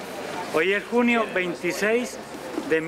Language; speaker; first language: Spanish; native; Spanish